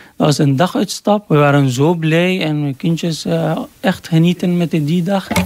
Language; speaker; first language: Dutch; non-native, learner; Arabic